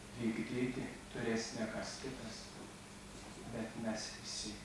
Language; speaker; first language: Lithuanian; native; Lithuanian